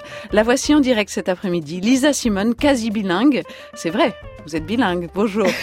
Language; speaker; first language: French; native; French